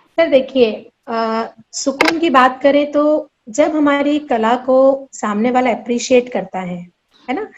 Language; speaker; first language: Hindi; non-native, local second language; Marathi